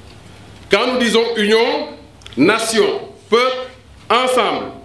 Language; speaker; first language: French; non-native, local second language; Wolof